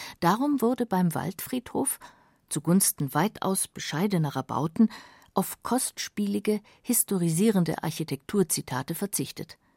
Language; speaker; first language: German; native; German